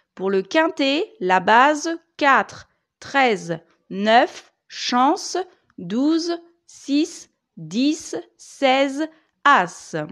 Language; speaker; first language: French; native; French